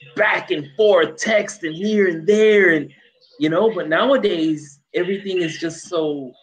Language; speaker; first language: English; native; English